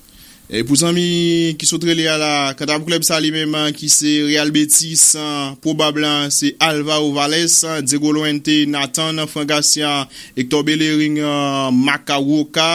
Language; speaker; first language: French; non-native, local second language; Haitian Creole